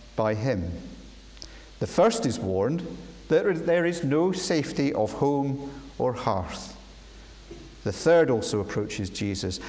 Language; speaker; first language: English; native; English